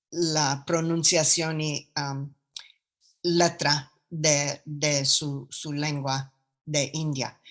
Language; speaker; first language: Spanish; non-native, fluent; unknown